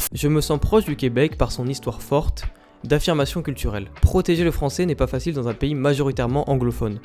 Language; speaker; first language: French; early bilingual, other home language; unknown